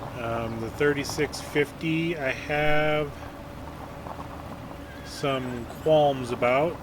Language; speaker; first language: English; native; English